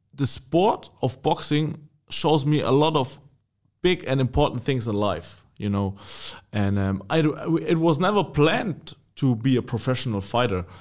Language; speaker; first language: English; non-native, fluent; German